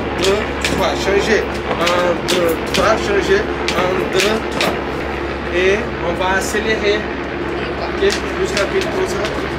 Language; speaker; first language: French; non-native, learner; Portuguese